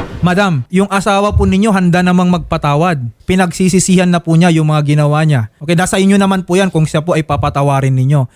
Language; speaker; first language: Filipino; native; Filipino